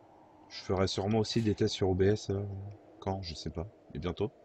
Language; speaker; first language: French; native; French